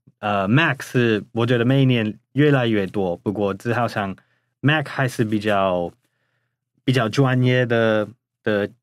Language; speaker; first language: Chinese; non-native, fluent; English